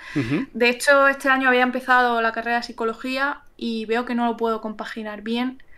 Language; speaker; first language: Spanish; native; Spanish